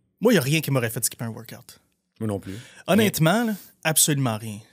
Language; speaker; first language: French; native; French